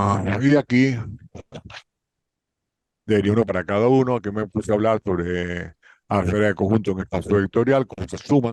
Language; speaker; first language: Spanish; native; Spanish